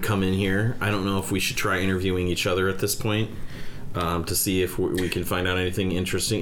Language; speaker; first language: English; native; English